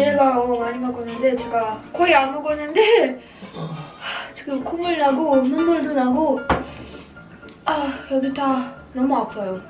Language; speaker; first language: Korean; non-native, learner; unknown